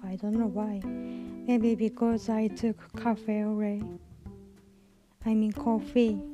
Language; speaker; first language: English; non-native, learner; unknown